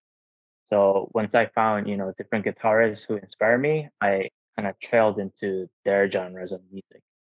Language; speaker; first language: English; non-native, fluent; Korean